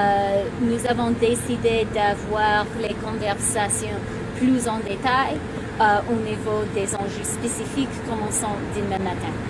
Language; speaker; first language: French; non-native, local second language; English